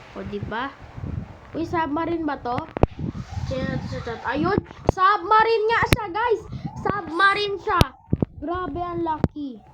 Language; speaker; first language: Filipino; early bilingual, heritage; English